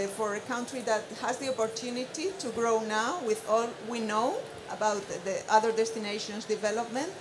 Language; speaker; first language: English; non-native, fluent; Spanish